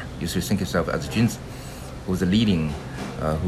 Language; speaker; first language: English; non-native, fluent; Chinese